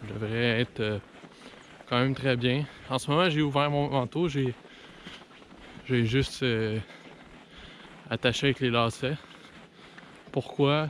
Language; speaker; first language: French; native; French